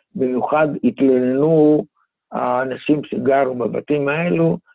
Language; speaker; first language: Hebrew; non-native, fluent; Greek